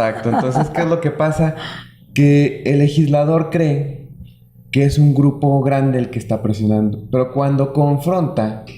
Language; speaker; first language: Spanish; native; Spanish